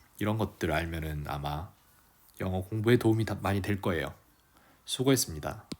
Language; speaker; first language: Korean; native; Korean